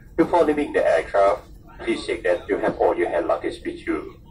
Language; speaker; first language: English; non-native, fluent; Thai